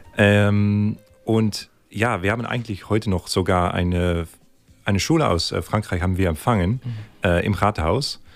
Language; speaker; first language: German; native; German